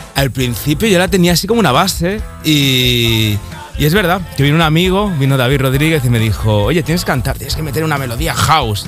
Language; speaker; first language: Spanish; native; Spanish